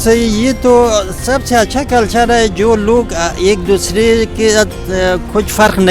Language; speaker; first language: Hindi; non-native, fluent; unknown